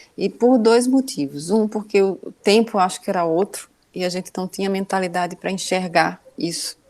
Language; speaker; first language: Portuguese; native; Portuguese